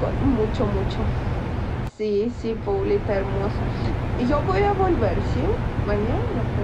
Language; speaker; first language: Spanish; non-native, fluent; Ukrainian